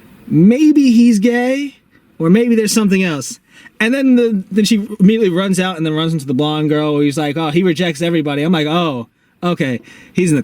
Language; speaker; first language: English; native; English